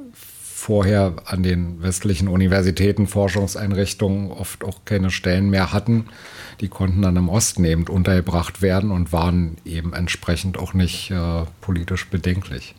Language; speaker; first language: German; native; German